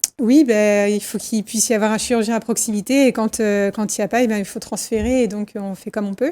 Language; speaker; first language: French; native; French